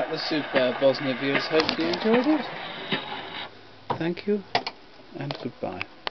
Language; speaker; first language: English; native; English